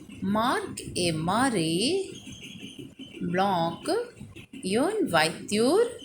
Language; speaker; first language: French; non-native, fluent; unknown